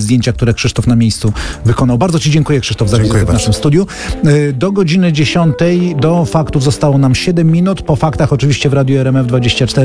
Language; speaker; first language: Polish; native; Polish